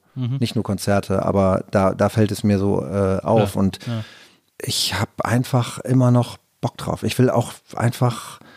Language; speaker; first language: German; native; German